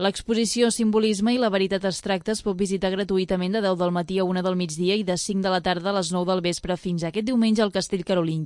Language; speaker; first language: Catalan; native; Catalan